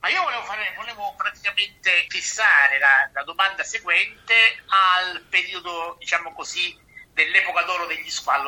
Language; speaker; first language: Italian; native; Italian